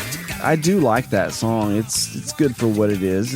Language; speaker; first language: English; native; English